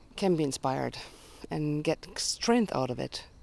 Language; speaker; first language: English; early bilingual, heritage; German